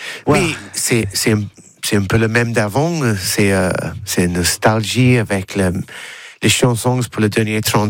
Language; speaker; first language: French; non-native, learner; English